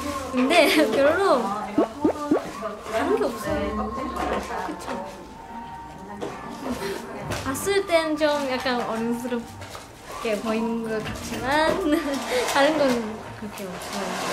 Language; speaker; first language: Korean; non-native, fluent; Japanese